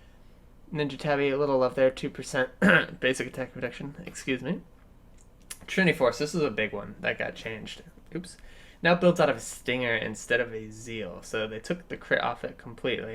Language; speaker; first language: English; native; English